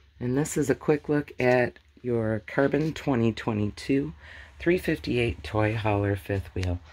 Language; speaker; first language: English; native; English